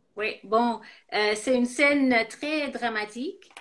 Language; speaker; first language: French; non-native, fluent; English